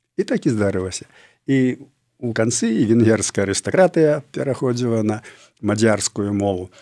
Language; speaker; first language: Belarusian; native; Belarusian